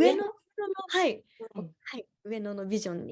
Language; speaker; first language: Japanese; native; Japanese